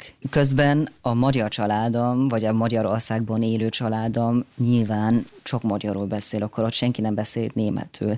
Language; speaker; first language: Hungarian; early bilingual, heritage; German